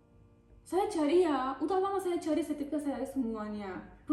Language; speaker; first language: Indonesian; non-native, learner; Turkish